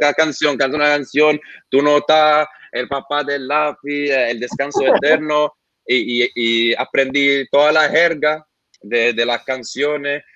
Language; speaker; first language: Spanish; non-native, fluent; Arabic